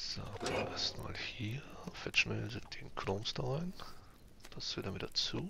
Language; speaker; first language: German; native; German